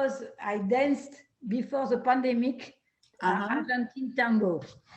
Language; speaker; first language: English; non-native, learner; French